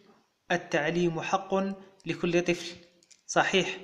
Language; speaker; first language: Arabic; native; Arabic